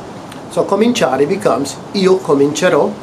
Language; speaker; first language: Italian; non-native, fluent; English